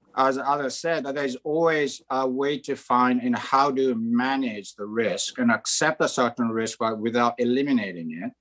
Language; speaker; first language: English; non-native, fluent; Croatian